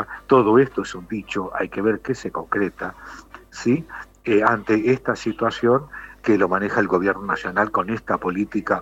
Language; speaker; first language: Spanish; native; Spanish